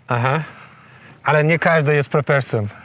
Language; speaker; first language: Polish; non-native, fluent; English